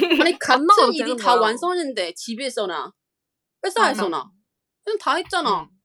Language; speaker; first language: Korean; non-native, fluent; Chinese